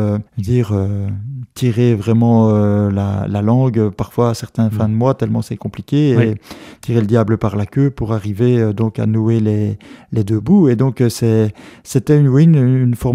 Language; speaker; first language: French; native; French